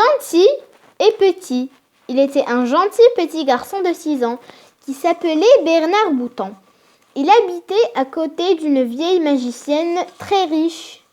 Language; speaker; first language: French; non-native, local second language; Arabic